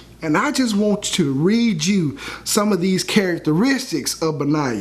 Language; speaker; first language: English; native; English